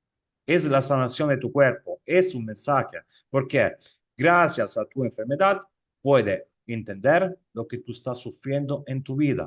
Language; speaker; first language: Spanish; non-native, fluent; Italian